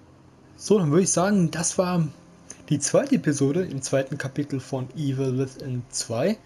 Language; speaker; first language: German; native; German